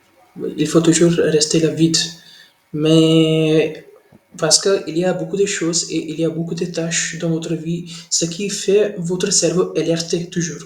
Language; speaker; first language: French; non-native, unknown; Hindi